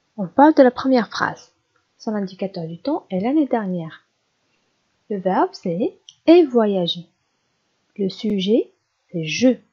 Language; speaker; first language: French; non-native, local second language; Arabic